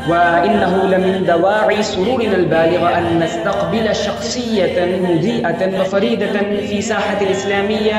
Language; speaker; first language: Arabic; non-native, fluent; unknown